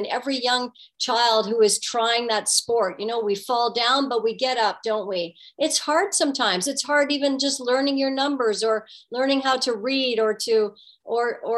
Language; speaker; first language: English; native; English